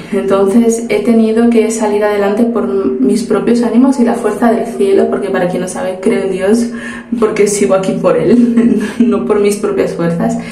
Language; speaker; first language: Spanish; early bilingual, other home language; Portuguese